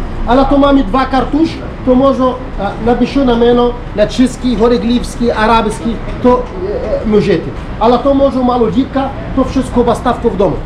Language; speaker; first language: Czech; non-native, learner; Arabic